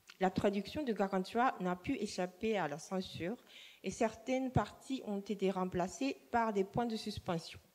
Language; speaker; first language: French; non-native, fluent; Japanese